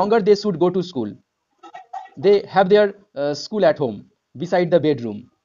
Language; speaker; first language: English; non-native, local second language; Bangla